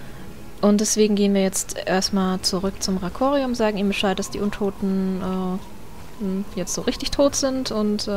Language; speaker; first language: German; native; German